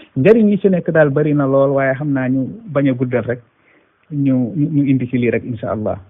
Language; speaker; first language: Wolof; non-native, local second language; Fula